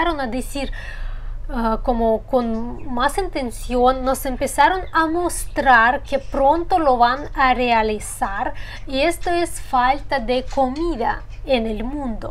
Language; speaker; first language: Spanish; non-native, fluent; Russian